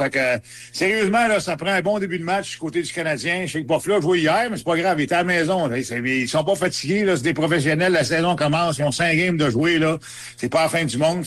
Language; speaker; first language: French; native; French